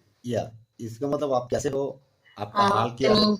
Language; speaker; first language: Hindi; non-native, learner; Bangla